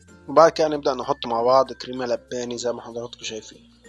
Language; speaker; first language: Arabic; native; Arabic